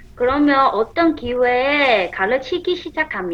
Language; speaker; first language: Korean; non-native, fluent; Chinese